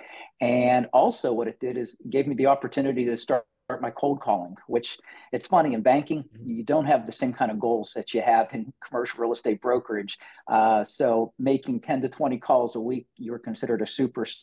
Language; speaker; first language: English; native; English